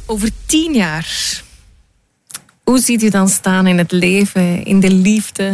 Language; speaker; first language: Dutch; native; Dutch